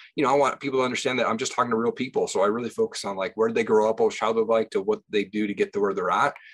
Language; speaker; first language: English; native; English